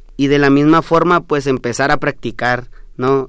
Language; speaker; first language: Spanish; non-native, local second language; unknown